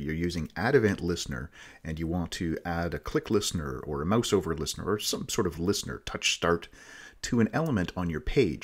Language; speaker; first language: English; native; English